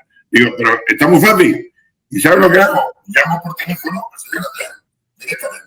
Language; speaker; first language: Spanish; native; Spanish